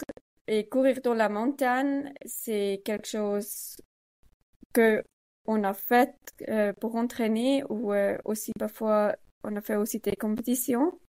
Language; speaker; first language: French; non-native, learner; Swiss German